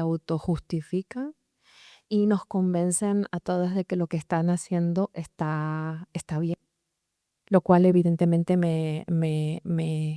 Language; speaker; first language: Spanish; native; Spanish